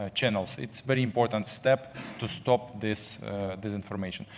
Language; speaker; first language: English; non-native, fluent; Ukrainian